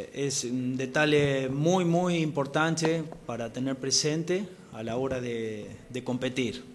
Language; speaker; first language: Spanish; non-native, fluent; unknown